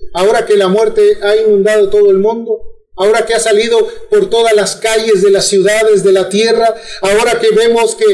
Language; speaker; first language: Spanish; native; Spanish